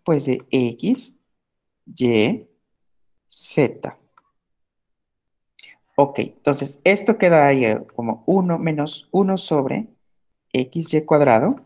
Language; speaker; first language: Spanish; native; Spanish